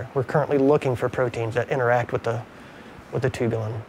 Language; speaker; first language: English; native; English